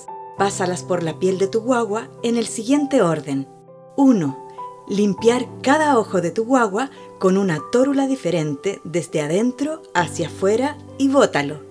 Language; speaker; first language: Spanish; native; Spanish